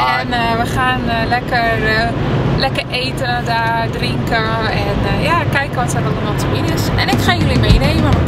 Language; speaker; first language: Dutch; native; Dutch